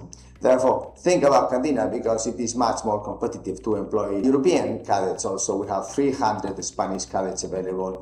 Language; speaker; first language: English; non-native, fluent; Spanish